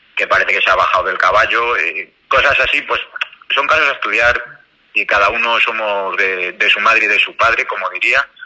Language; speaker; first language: Spanish; native; Spanish